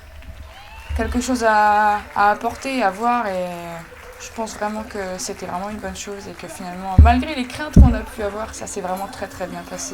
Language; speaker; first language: French; native; French